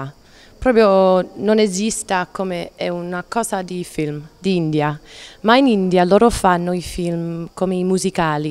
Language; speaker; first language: Italian; non-native, learner; English